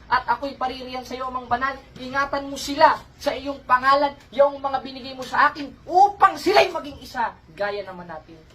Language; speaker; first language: Filipino; native; Filipino